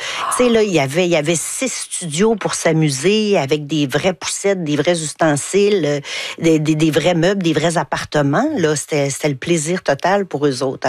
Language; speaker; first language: French; native; French